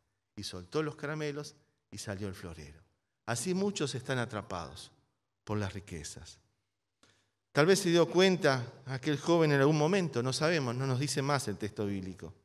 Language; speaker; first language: Spanish; native; Spanish